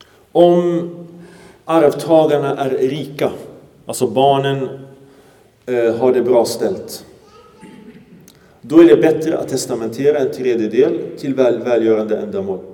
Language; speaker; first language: Swedish; early bilingual, other home language; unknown